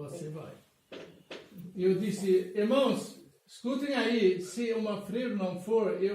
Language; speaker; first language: Portuguese; non-native, fluent; German